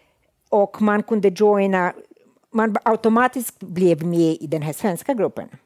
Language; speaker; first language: Swedish; non-native, fluent; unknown